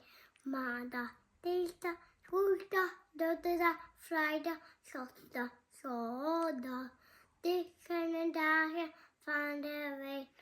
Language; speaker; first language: Dutch; early bilingual, other home language; Filipino